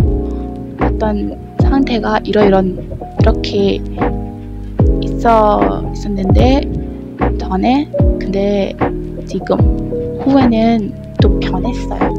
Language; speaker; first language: Korean; non-native, learner; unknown